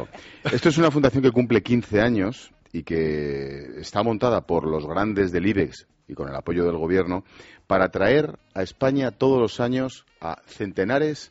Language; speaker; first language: Spanish; native; Spanish